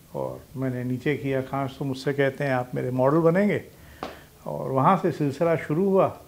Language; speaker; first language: Hindi; native; Hindi